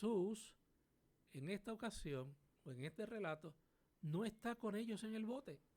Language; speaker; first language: Spanish; native; Spanish